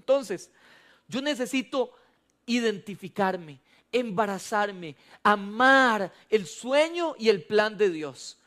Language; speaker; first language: Spanish; native; Spanish